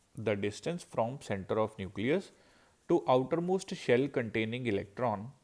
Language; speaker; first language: English; non-native, local second language; Punjabi